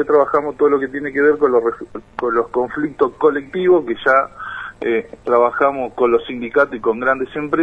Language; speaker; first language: Spanish; native; Spanish